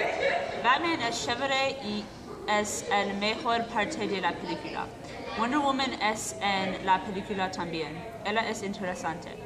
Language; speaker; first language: Spanish; non-native, learner; English